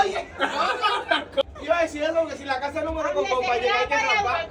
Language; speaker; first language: Spanish; native; Spanish